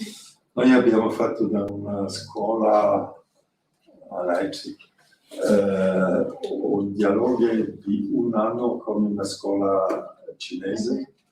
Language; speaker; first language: Italian; non-native, learner; French